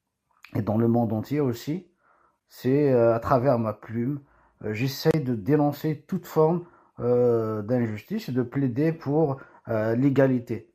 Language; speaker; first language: French; non-native, local second language; Kabyle